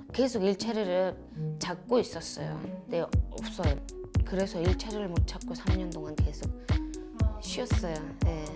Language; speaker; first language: Korean; non-native, fluent; Mongolian